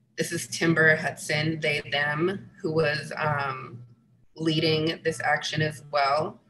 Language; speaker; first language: English; native; English